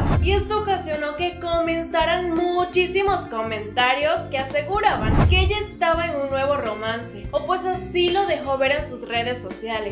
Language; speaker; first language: Spanish; native; Spanish